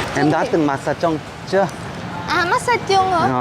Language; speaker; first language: Vietnamese; native; Vietnamese